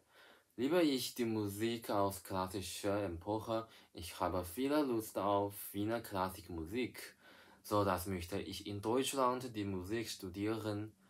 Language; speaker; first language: German; non-native, learner; Chinese